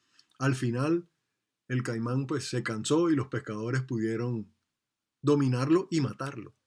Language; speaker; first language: Spanish; native; Spanish